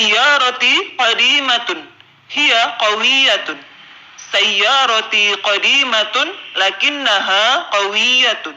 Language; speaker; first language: Arabic; non-native, fluent; Indonesian